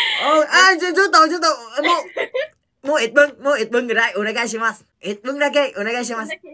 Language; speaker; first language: Japanese; non-native, learner; Vietnamese